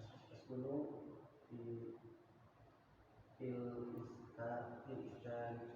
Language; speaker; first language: Arabic; non-native, learner; Indonesian